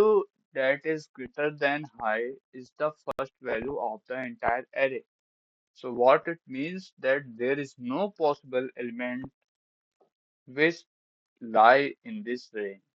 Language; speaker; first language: English; non-native, local second language; Hindi